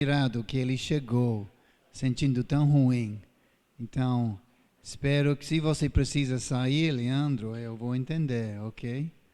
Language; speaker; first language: Portuguese; non-native, fluent; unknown